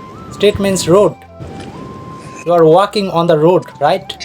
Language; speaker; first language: English; non-native, fluent; Bangla